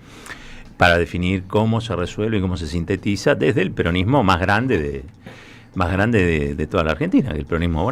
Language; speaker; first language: Spanish; native; Spanish